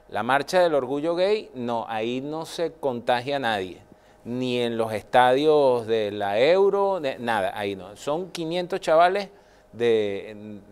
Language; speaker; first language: Spanish; native; Spanish